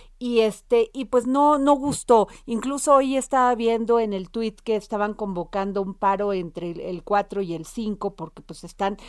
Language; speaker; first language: Spanish; native; Spanish